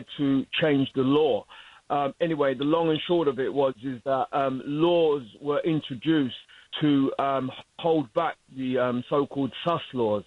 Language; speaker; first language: English; native; English